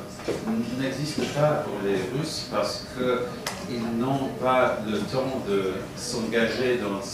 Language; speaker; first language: French; non-native, fluent; English